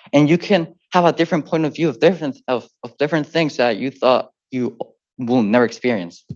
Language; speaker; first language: English; early bilingual, other home language; Spanish